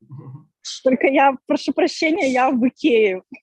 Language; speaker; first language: Russian; native; Russian